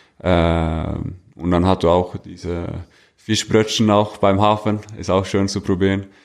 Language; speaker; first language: German; non-native, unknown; Norwegian